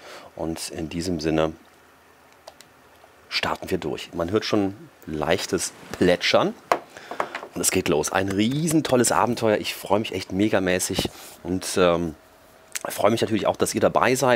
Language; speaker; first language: German; native; German